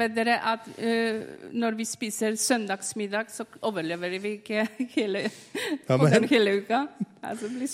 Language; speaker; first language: Norwegian; non-native, fluent; Polish